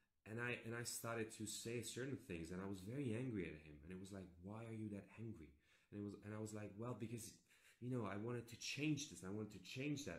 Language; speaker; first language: English; non-native, fluent; Italian